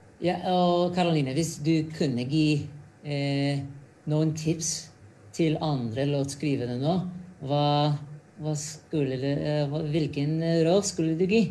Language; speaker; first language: Norwegian; non-native, fluent; English